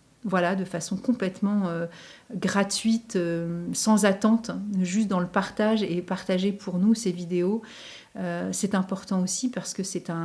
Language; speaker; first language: French; native; French